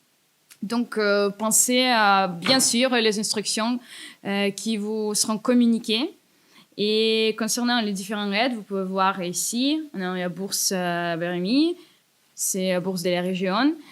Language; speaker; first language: French; non-native, fluent; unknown